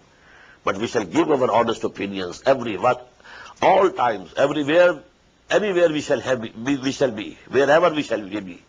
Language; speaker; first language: English; non-native, local second language; Urdu